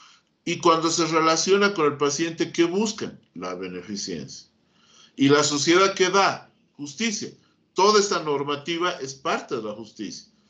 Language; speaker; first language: Spanish; native; Spanish